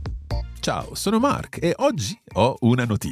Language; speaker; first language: Italian; non-native, fluent; English